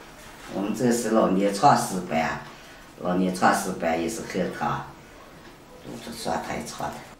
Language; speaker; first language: Chinese; native; Chinese